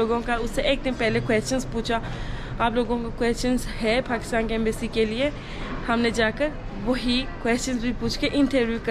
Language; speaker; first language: Hindi; non-native, learner; Turkish